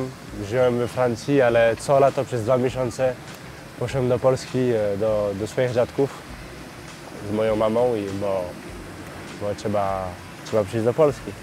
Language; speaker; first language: Polish; early bilingual, heritage; French